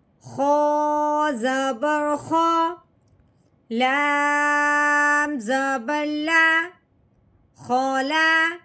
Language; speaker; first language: Urdu; native; Urdu